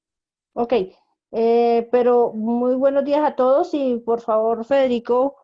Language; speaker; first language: Spanish; native; Spanish